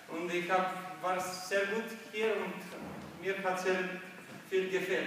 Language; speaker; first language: German; non-native, learner; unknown